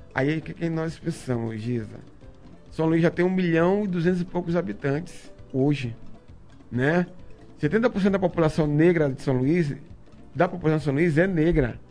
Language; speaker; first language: Portuguese; native; Portuguese